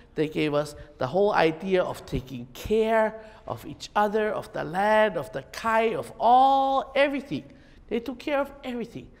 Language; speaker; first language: English; native; English